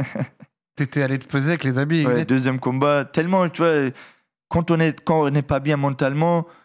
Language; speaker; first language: French; non-native, fluent; Russian